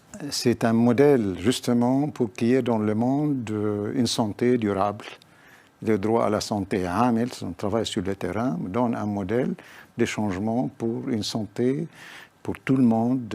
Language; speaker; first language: French; non-native, local second language; Arabic